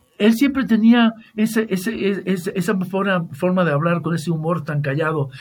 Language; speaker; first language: Spanish; native; Spanish